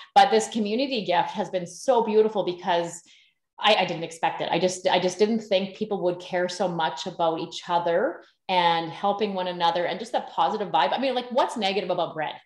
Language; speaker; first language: English; native; English